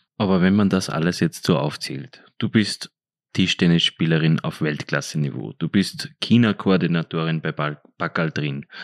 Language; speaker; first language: German; native; German